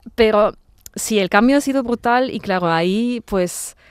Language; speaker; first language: Spanish; non-native, fluent; German